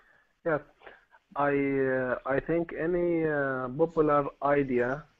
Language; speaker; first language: English; non-native, learner; Arabic